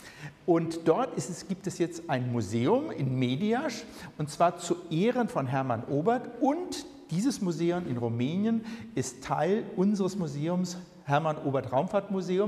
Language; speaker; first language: German; native; German